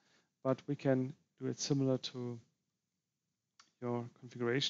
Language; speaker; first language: English; non-native, fluent; German